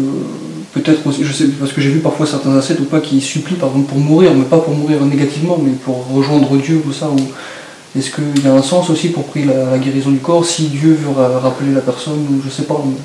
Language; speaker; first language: French; native; French